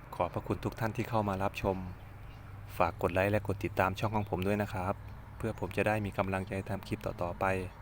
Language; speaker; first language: Thai; non-native, local second language; Northeastern Thai